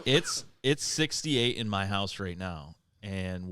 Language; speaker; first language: English; native; English